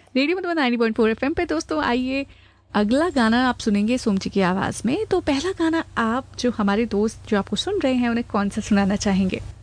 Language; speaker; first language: Hindi; native; Hindi